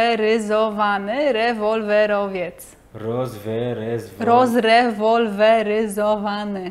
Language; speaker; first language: Polish; native; Polish